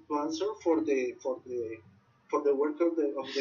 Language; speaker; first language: English; non-native, learner; Spanish